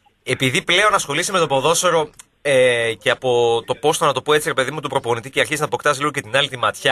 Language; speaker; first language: Greek; native; Greek